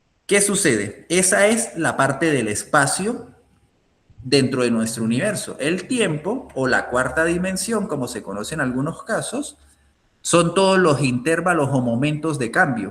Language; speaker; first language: Spanish; native; Spanish